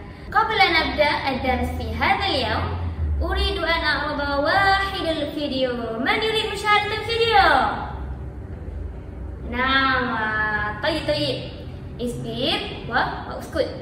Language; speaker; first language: Arabic; non-native, learner; Malay